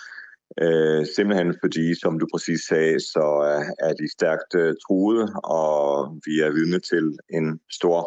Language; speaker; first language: Danish; non-native, fluent; Hebrew